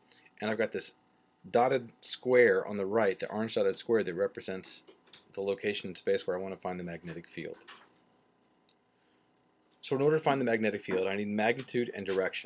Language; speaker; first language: English; native; English